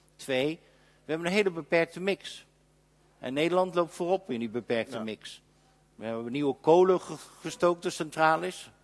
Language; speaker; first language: Dutch; native; Dutch